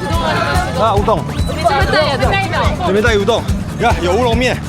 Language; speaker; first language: Chinese; native; Chinese